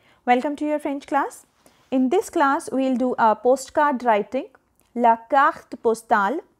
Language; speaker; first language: English; non-native, local second language; Hindi